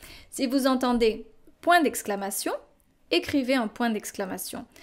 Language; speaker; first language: French; native; French